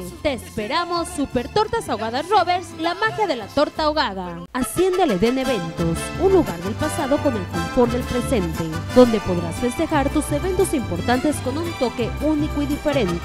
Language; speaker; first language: Spanish; native; Spanish